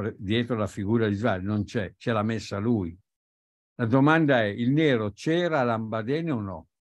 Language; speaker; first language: Italian; native; Italian